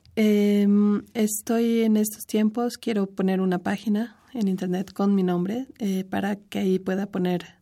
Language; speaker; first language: Spanish; native; Spanish